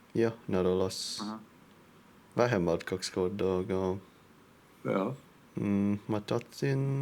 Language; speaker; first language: Estonian; non-native, learner; English